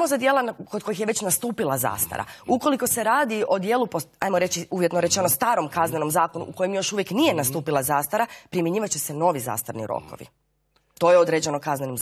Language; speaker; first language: Croatian; native; Croatian